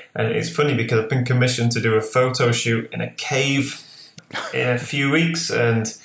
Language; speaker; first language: English; native; English